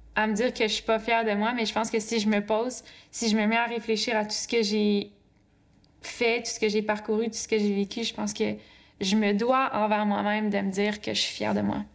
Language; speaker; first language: French; native; French